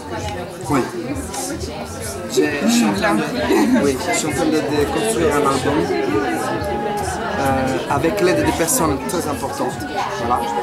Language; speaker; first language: French; non-native, fluent; Italian